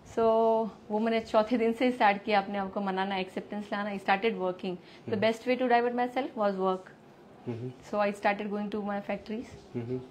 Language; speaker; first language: Hindi; non-native, local second language; Gujarati